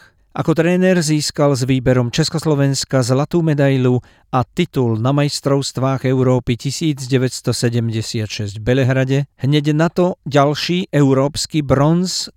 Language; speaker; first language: Slovak; native; Slovak